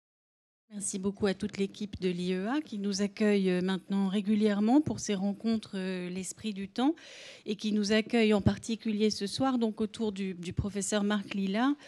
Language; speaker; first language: French; native; French